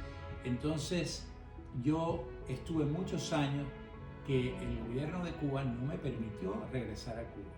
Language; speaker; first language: Spanish; early bilingual, other home language; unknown